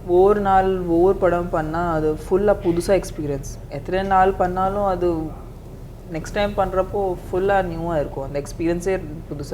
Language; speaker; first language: Tamil; non-native, fluent; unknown